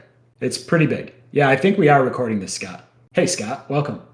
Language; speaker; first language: English; native; English